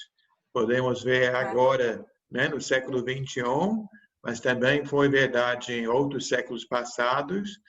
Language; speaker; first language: Portuguese; native; Portuguese